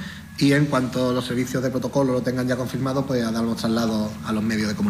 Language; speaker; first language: Spanish; native; Spanish